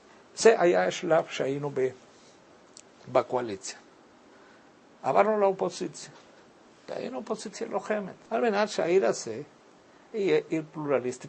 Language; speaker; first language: Hebrew; early bilingual, other home language; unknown